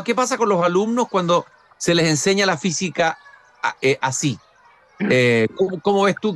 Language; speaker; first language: Spanish; native; Spanish